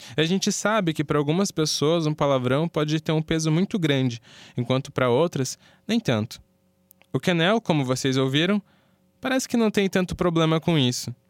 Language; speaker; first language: Portuguese; native; Portuguese